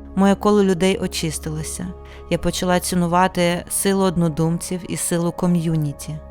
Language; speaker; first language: Ukrainian; non-native, local second language; Russian